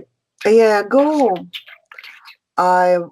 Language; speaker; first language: English; non-native, learner; Russian